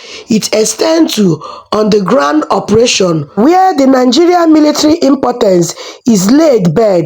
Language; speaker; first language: English; non-native, local second language; Igbo